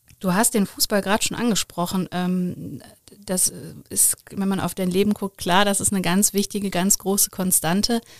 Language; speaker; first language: German; native; German